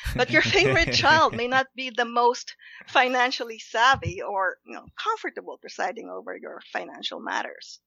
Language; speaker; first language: English; non-native, local second language; Filipino